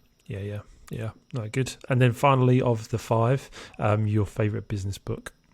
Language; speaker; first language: English; native; English